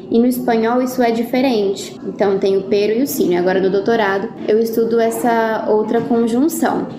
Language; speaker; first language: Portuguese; native; Portuguese